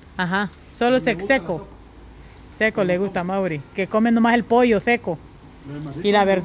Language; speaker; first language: Spanish; native; Spanish